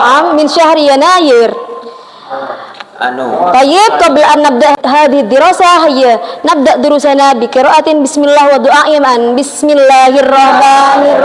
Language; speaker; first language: Arabic; non-native, learner; Indonesian